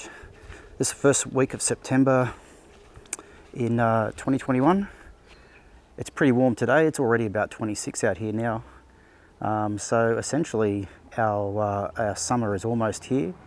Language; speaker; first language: English; native; English